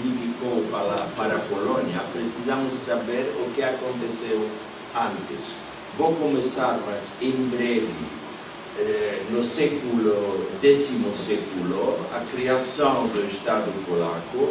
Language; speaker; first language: Portuguese; non-native, fluent; Polish